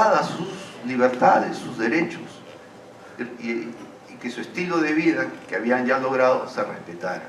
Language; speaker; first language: Spanish; native; Spanish